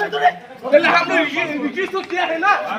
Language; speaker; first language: Hindi; non-native, local second language; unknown